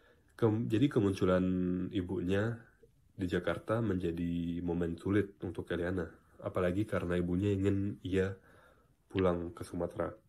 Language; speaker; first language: Indonesian; non-native, fluent; French